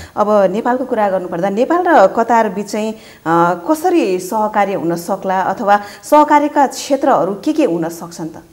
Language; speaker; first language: Nepali; native; Nepali